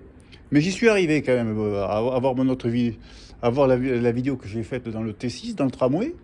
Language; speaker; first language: French; native; French